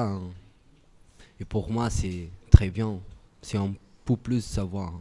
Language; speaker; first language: French; non-native, learner; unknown